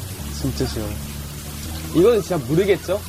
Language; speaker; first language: Korean; non-native, fluent; Japanese